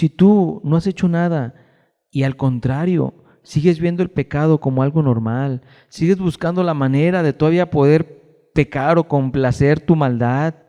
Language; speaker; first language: Spanish; native; Spanish